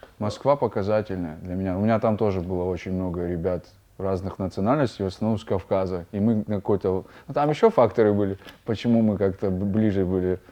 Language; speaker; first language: Russian; native; Russian